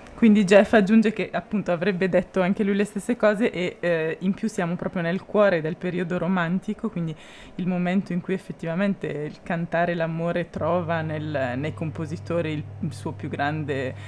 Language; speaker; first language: Italian; native; Italian